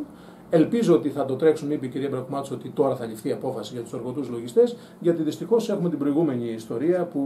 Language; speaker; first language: Greek; native; Greek